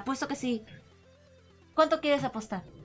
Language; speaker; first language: Spanish; native; Spanish